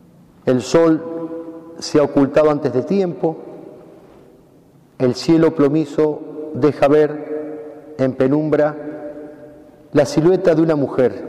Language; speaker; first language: Spanish; native; Spanish